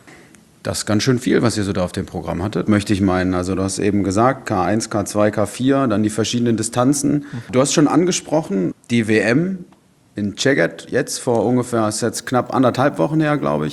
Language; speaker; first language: German; native; German